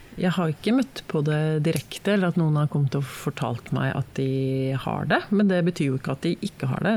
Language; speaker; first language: Norwegian; native; Norwegian